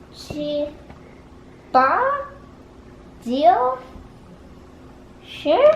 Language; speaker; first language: Chinese; non-native, learner; English